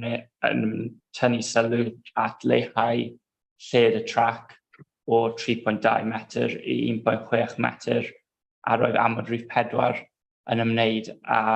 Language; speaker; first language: Welsh; non-native, local second language; English